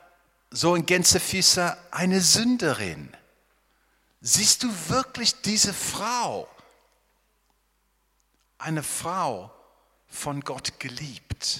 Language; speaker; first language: German; non-native, fluent; English